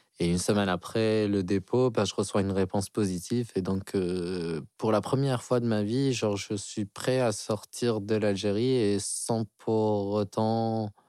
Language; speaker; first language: French; non-native, local second language; Arabic